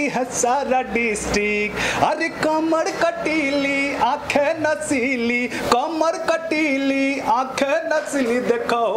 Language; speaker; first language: Hindi; native; Hindi